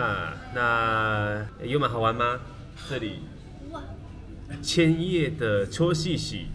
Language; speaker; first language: Chinese; native; Chinese